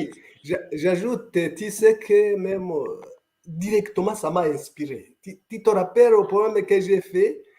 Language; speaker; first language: French; non-native, local second language; Kinyarwanda